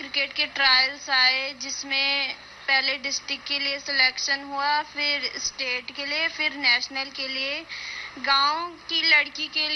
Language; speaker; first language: Hindi; native; Hindi